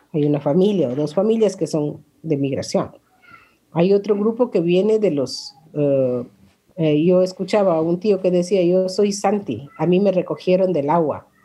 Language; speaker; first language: Spanish; non-native, local second language; Quechua